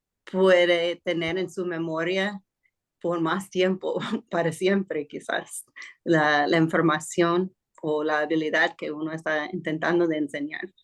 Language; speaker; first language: Spanish; non-native, fluent; English